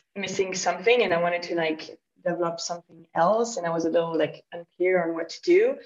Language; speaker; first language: English; non-native, fluent; French